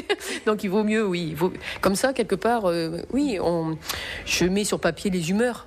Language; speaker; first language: French; native; French